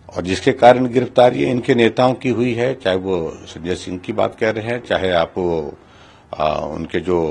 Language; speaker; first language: Hindi; native; Hindi